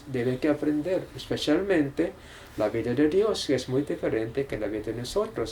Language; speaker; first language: Spanish; non-native, learner; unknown